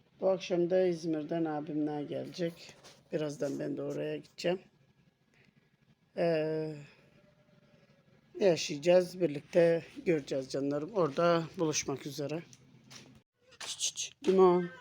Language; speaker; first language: Turkish; native; Turkish